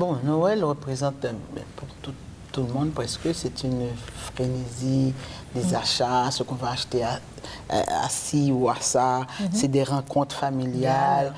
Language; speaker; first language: French; native; French